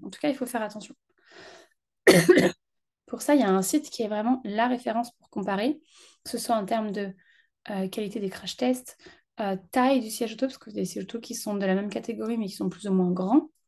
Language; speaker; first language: French; native; French